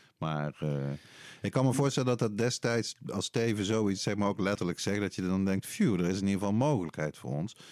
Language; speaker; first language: Dutch; native; Dutch